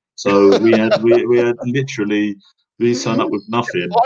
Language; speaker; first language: English; native; English